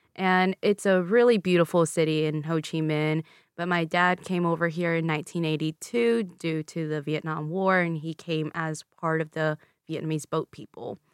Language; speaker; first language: English; early bilingual, other home language; Vietnamese